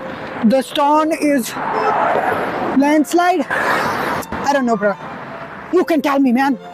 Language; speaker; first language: English; non-native, learner; Hindi